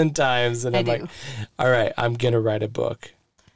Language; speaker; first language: English; native; English